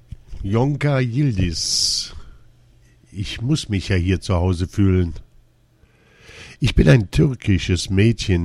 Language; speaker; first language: German; early bilingual, other home language; Turkish